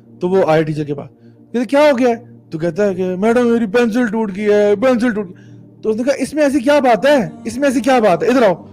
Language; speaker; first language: Urdu; early bilingual, heritage; Urdu